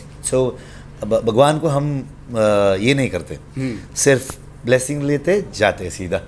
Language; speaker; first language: Hindi; non-native, local second language; Kannada